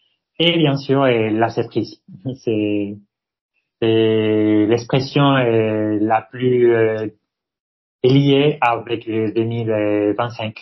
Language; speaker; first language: French; non-native, fluent; Spanish